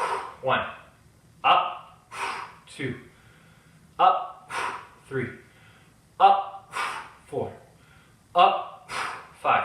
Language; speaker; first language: English; native; English